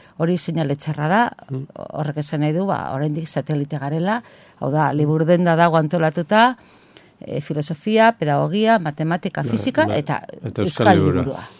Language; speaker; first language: Basque; non-native, local second language; Spanish